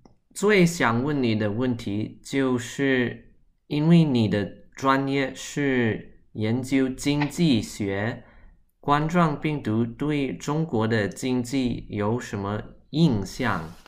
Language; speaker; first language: Chinese; early bilingual, heritage; Chinese